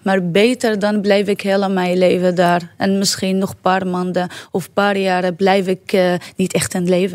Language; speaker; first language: Dutch; non-native, learner; Arabic